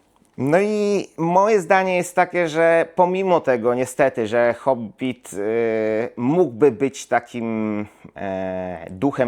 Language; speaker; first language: Polish; native; Polish